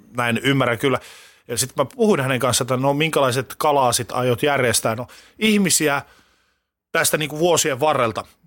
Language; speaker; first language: Finnish; native; Finnish